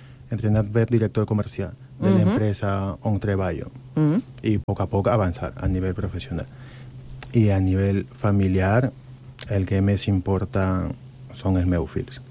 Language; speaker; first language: Catalan; non-native, learner; Spanish